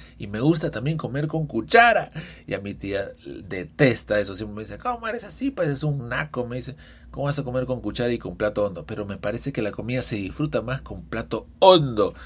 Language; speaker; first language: Spanish; early bilingual, heritage; Spanish